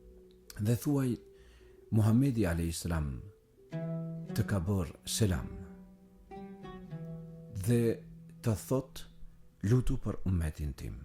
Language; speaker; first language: Albanian; native; Albanian